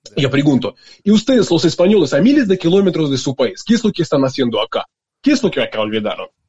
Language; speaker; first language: Spanish; non-native, fluent; Russian